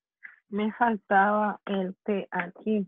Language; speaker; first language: Spanish; non-native, fluent; English